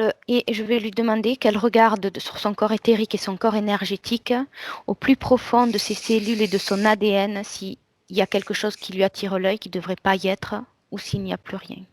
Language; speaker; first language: French; native; French